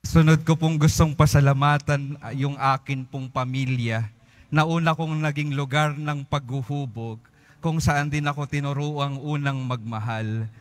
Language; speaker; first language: Filipino; native; Filipino